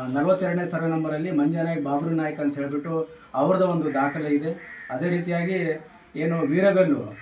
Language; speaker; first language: Kannada; non-native, local second language; Lambadi